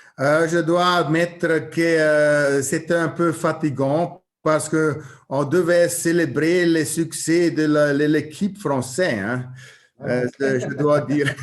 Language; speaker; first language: French; non-native, learner; German